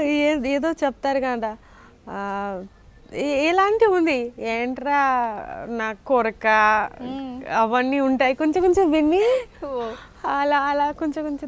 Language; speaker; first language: Telugu; non-native, learner; Bangla